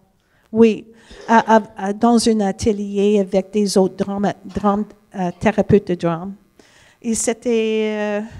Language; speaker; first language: French; non-native, fluent; English